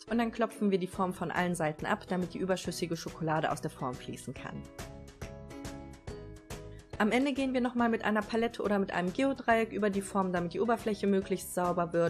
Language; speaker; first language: German; native; German